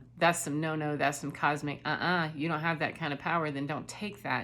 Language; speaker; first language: English; native; English